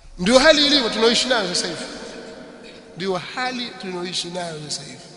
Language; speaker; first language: Swahili; native; Swahili